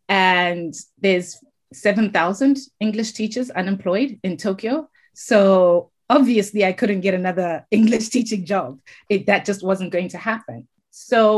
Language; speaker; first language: English; non-native, local second language; Shona